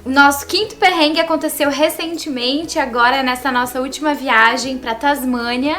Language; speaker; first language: Portuguese; native; Portuguese